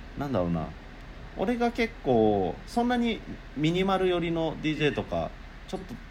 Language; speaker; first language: Japanese; native; Japanese